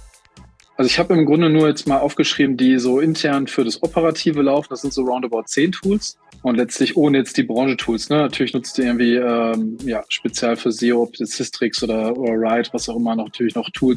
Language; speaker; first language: German; native; German